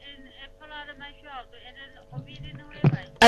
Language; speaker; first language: Portuguese; non-native, learner; Chinese